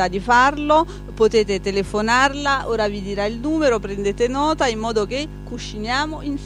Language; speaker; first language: Italian; native; Italian